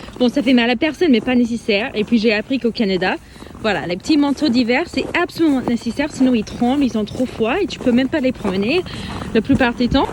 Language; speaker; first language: French; non-native, fluent; English